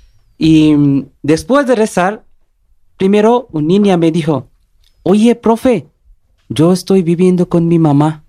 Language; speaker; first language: Spanish; non-native, learner; Bangla